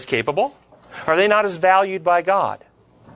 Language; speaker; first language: English; native; English